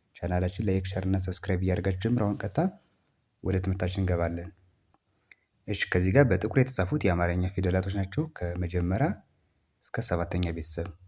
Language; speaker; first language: Amharic; native; Amharic